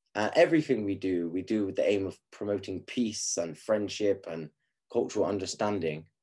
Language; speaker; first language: English; native; English